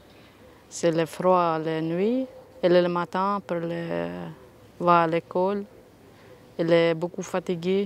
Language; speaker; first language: French; non-native, learner; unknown